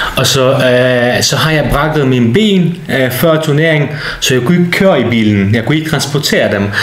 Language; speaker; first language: Danish; non-native, fluent; Ukrainian